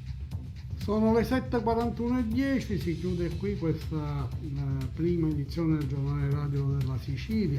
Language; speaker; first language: Italian; native; Italian